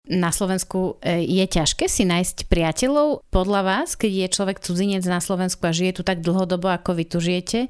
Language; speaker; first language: Slovak; native; Slovak